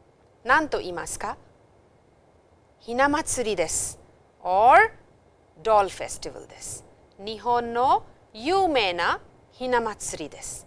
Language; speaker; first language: Japanese; non-native, fluent; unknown